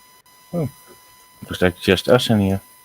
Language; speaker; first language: English; native; English